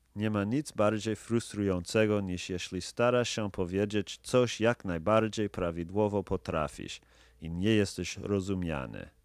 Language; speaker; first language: Polish; non-native, fluent; English